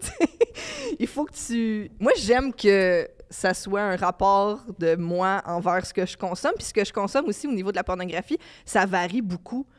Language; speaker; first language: French; native; French